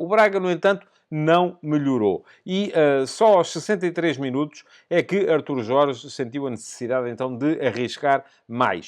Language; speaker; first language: Portuguese; native; Portuguese